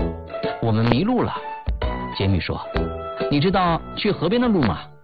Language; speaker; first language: Chinese; native; Chinese